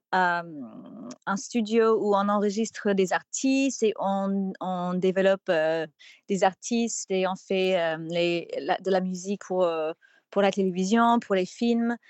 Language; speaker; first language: French; non-native, fluent; English